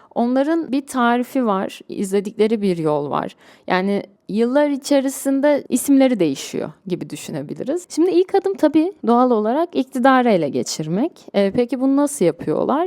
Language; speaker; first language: Turkish; native; Turkish